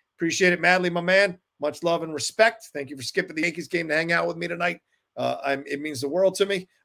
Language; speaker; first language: English; native; English